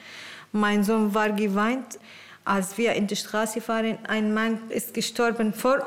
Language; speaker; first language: German; non-native, learner; Arabic